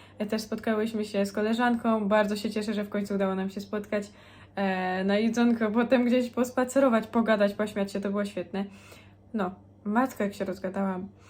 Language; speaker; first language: Polish; native; Polish